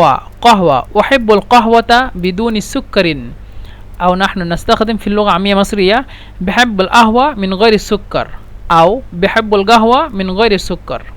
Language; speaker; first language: Arabic; non-native, fluent; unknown